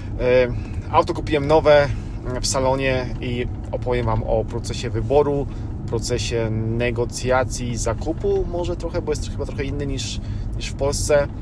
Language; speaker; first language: Polish; native; Polish